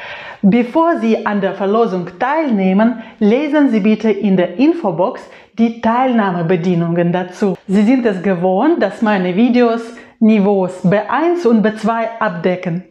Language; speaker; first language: German; non-native, fluent; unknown